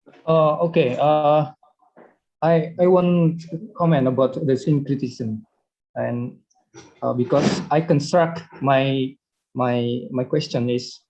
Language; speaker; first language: English; non-native, learner; Indonesian